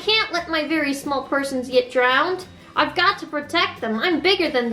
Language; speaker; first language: English; native; English